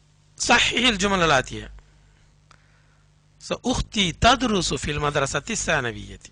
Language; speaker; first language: Arabic; non-native, fluent; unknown